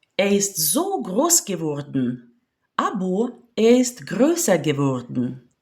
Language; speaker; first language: German; non-native, fluent; Ukrainian